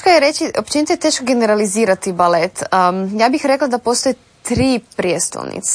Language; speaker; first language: Serbian; native; Serbian